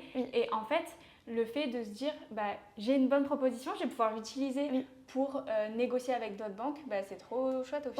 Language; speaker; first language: French; native; French